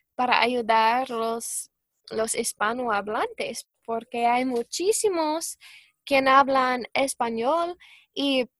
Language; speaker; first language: Spanish; non-native, fluent; English